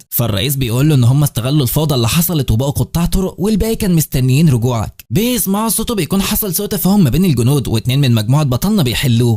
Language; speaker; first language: Arabic; native; Arabic